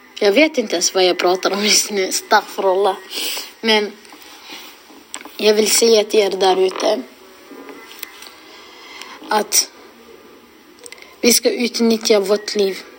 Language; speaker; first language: Swedish; non-native, local second language; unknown